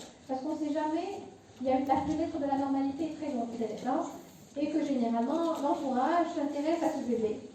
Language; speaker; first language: French; non-native, local second language; Arabic